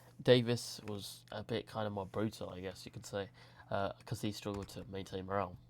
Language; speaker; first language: English; native; English